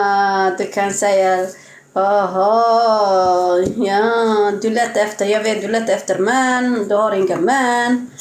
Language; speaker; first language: Swedish; non-native, learner; Somali